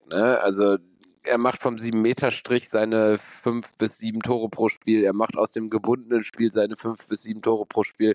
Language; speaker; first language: German; native; German